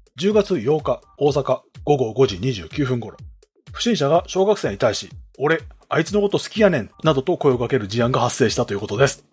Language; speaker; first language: Japanese; native; Japanese